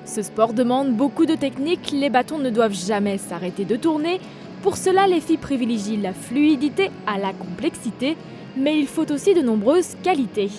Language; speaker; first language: French; native; French